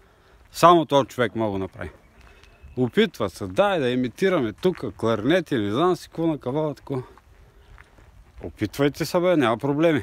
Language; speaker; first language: Bulgarian; native; Bulgarian